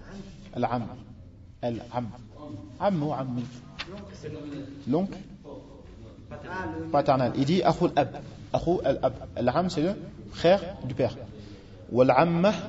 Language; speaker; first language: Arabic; non-native, fluent; French